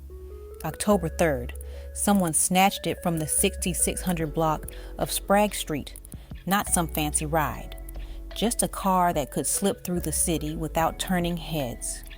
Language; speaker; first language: English; native; English